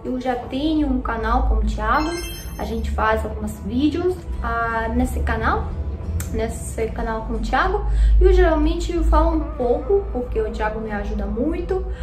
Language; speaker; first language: Portuguese; non-native, learner; Russian